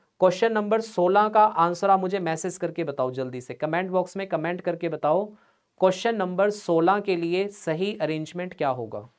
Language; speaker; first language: Hindi; non-native, local second language; Punjabi